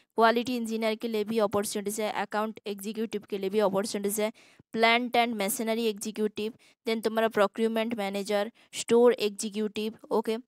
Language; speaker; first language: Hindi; non-native, local second language; Assamese